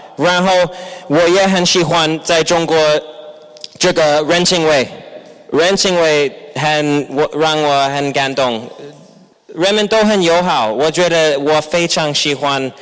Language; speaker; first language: Chinese; non-native, fluent; English